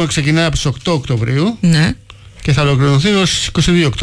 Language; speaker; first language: Greek; native; Greek